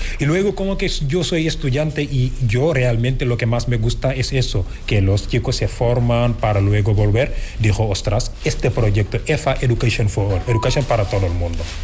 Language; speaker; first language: Spanish; non-native, fluent; Wolof